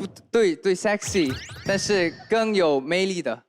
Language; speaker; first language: Chinese; non-native, learner; English